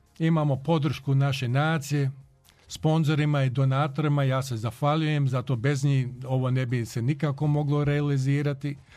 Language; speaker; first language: Croatian; early bilingual, heritage; Croatian